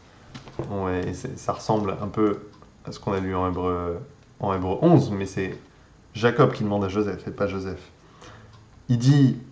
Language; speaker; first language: French; native; French